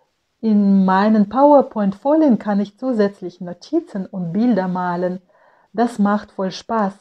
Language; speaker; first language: German; non-native, fluent; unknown